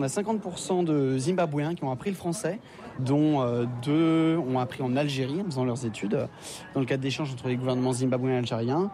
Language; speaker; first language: French; native; French